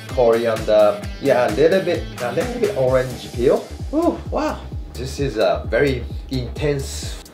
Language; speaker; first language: English; non-native, fluent; Japanese